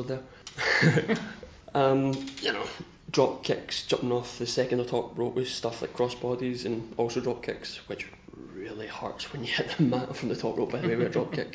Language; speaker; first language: English; native; English